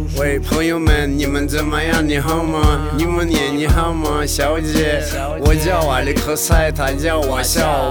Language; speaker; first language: Chinese; non-native, learner; Russian